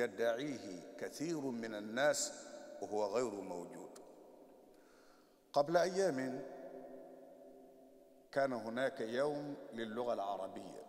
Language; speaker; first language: Arabic; non-native, fluent; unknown